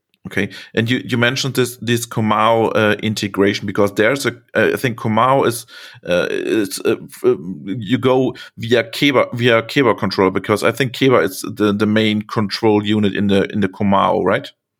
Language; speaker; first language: English; non-native, fluent; German